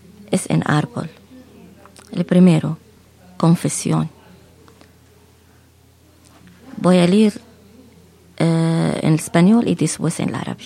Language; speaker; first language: Spanish; non-native, fluent; Arabic